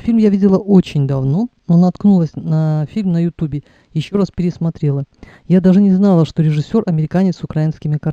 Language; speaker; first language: Russian; native; Russian